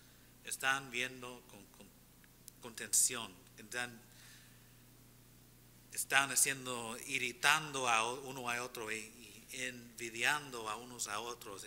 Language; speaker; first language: Spanish; non-native, fluent; English